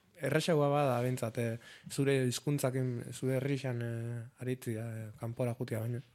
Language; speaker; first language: Basque; native; Basque